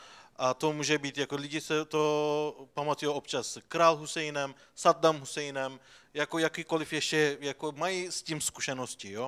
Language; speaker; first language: Czech; non-native, fluent; Turkish